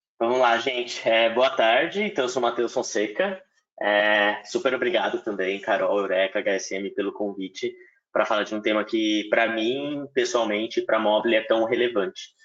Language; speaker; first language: Portuguese; native; Portuguese